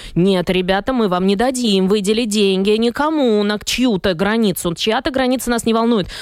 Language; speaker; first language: Russian; native; Russian